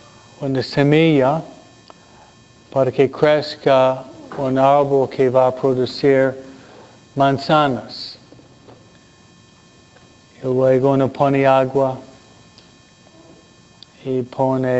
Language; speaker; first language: Spanish; non-native, fluent; English